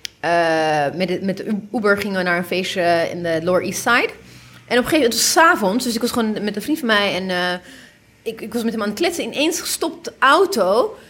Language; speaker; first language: Dutch; early bilingual, other home language; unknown